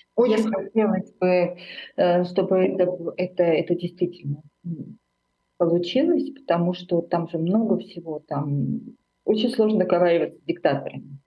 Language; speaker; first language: Russian; non-native, local second language; Armenian